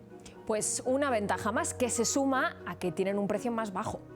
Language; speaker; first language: Spanish; native; Spanish